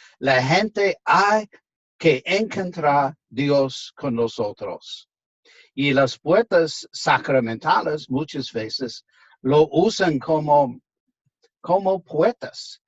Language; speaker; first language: Spanish; non-native, fluent; English